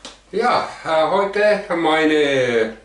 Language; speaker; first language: German; non-native, learner; Finnish